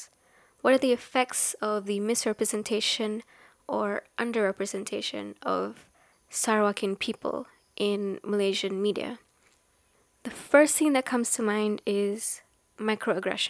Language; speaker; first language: English; non-native, local second language; Malay